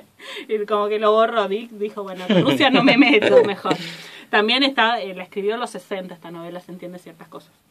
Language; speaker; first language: Spanish; native; Spanish